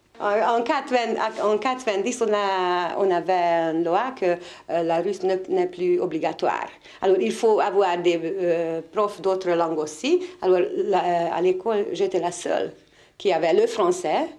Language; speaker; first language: French; non-native, fluent; Hungarian